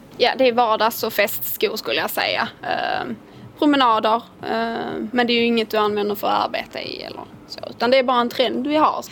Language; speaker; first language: Swedish; native; Swedish